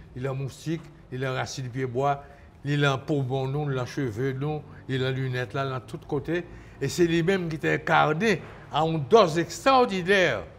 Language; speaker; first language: French; native; French